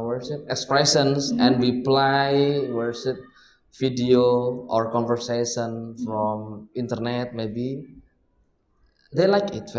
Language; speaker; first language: English; non-native, learner; Indonesian